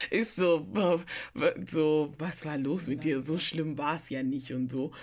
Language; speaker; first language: German; early bilingual, other home language; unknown